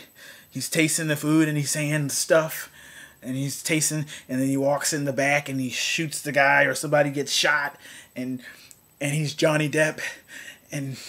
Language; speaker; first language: English; native; English